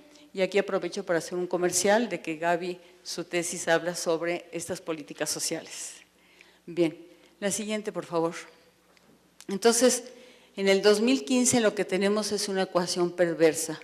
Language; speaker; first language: Spanish; native; Spanish